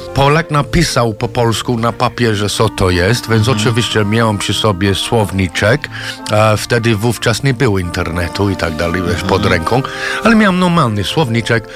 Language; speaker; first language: Polish; non-native, fluent; English